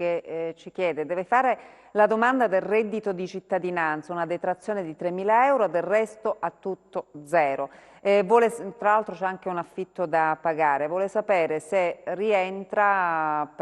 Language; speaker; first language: Italian; native; Italian